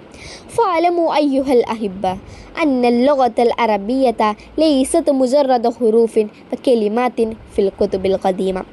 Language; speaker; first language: Arabic; non-native, learner; Malayalam